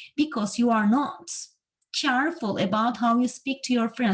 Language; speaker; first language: English; non-native, fluent; Turkish